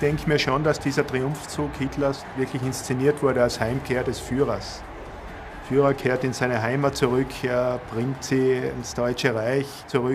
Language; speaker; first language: German; native; German